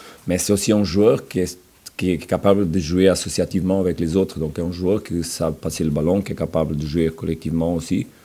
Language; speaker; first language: French; non-native, fluent; Portuguese